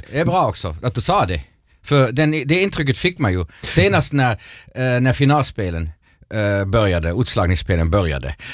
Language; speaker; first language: Swedish; non-native, fluent; German